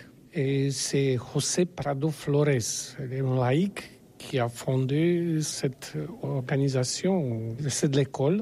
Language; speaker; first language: French; non-native, learner; Polish